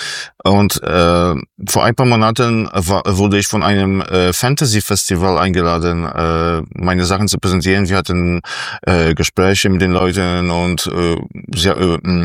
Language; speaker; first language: German; non-native, fluent; Polish